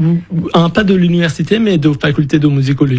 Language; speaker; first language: French; non-native, fluent; Persian